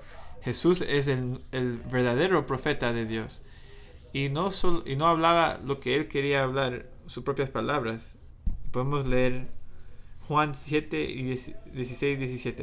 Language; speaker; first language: Spanish; non-native, fluent; English